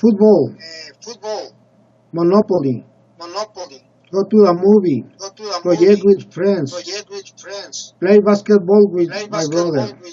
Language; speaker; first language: English; non-native, learner; Spanish